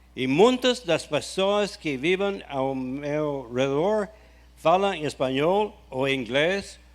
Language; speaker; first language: Portuguese; non-native, learner; English